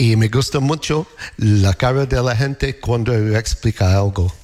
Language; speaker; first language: Spanish; non-native, learner; English